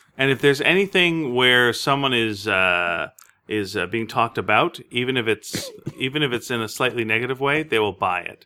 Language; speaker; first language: English; native; English